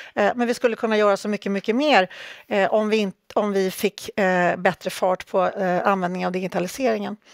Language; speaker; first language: Swedish; native; Swedish